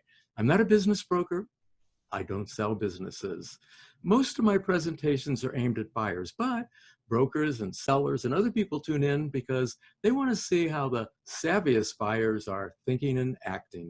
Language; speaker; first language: English; native; English